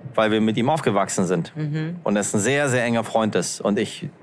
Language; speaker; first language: German; native; German